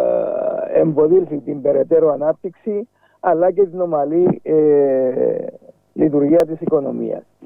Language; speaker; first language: Greek; native; Greek